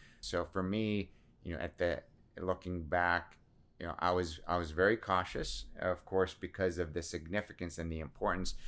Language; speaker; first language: English; early bilingual, other home language; Assyrian Neo-Aramaic